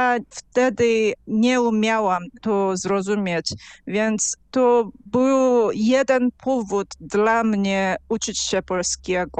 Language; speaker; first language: Polish; non-native, fluent; Korean